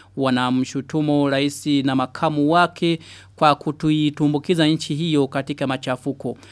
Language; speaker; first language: Swahili; non-native, local second language; Rundi